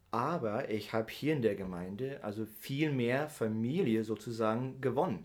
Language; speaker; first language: German; early bilingual, heritage; German